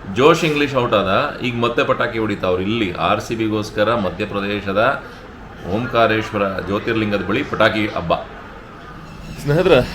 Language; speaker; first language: Kannada; native; Kannada